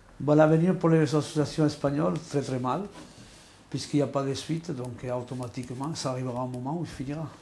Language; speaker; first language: French; non-native, fluent; Spanish